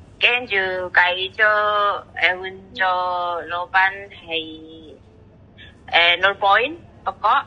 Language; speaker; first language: Cantonese; non-native, learner; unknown